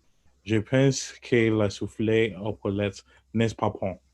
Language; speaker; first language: French; non-native, learner; English